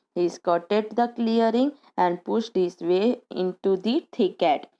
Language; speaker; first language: English; non-native, local second language; Gujarati